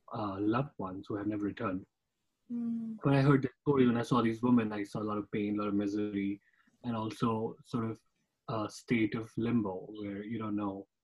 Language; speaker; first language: English; non-native, local second language; Kashmiri